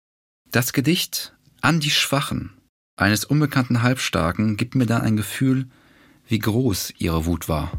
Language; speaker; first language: German; native; German